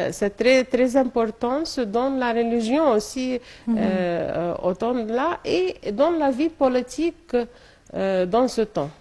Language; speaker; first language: French; non-native, fluent; Arabic